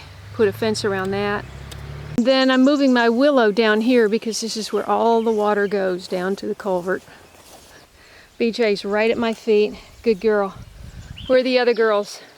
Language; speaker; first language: English; native; English